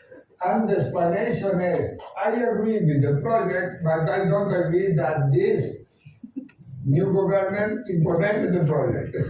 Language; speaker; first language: English; non-native, fluent; Spanish